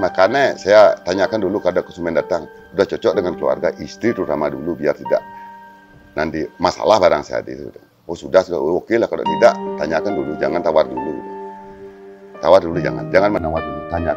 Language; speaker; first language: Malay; non-native, local second language; Balinese